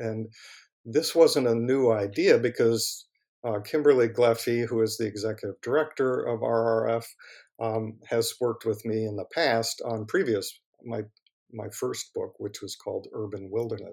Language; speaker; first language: English; native; English